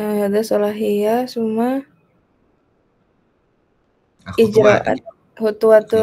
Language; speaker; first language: Arabic; non-native, learner; Malay